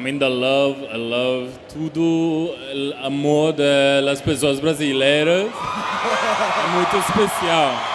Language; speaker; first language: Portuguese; non-native, learner; Spanish